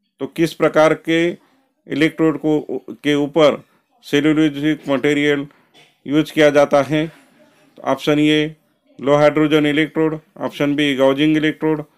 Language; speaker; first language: Hindi; non-native, local second language; Marathi